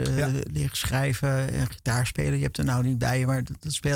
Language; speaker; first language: Dutch; native; Dutch